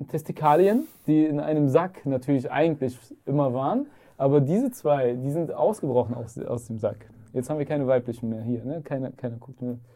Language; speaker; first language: German; early bilingual, other home language; Arabic